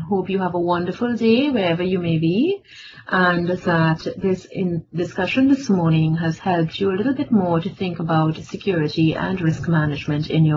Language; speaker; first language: English; native; English